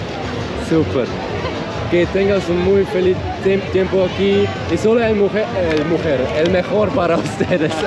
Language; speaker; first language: Spanish; non-native, learner; Swiss German